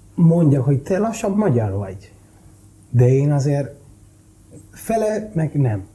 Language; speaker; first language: Hungarian; non-native, fluent; Spanish